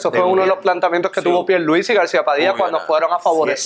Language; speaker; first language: Spanish; native; Spanish